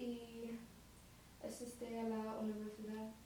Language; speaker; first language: Spanish; non-native, learner; English